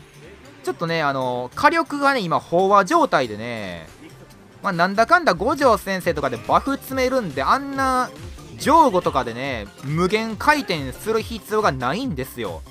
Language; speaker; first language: Japanese; native; Japanese